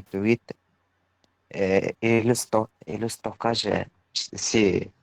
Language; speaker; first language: French; non-native, learner; Arabic